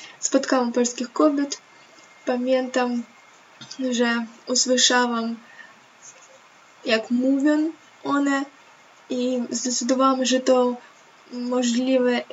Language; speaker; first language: Polish; non-native, learner; Ukrainian